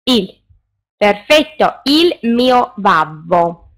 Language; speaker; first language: Italian; non-native, fluent; Russian